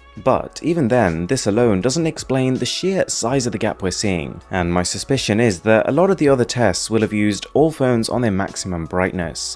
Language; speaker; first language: English; native; English